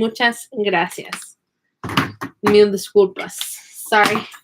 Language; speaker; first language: Spanish; non-native, fluent; English